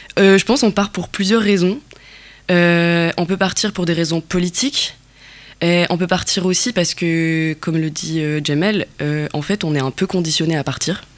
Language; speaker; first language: French; non-native, local second language; Kabyle